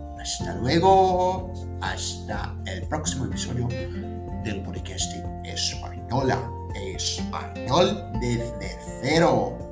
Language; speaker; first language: Spanish; non-native, fluent; Portuguese